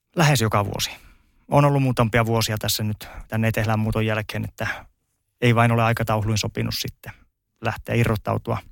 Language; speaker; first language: Finnish; native; Finnish